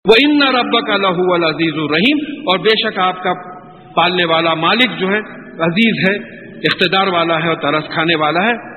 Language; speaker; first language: Urdu; native; Urdu